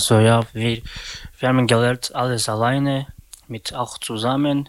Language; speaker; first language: German; non-native, learner; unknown